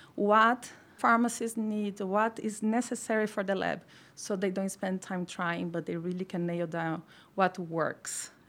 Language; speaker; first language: English; non-native, fluent; Portuguese